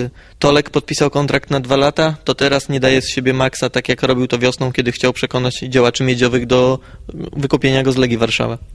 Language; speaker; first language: Polish; native; Polish